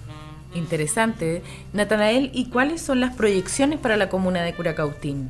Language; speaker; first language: Spanish; native; Spanish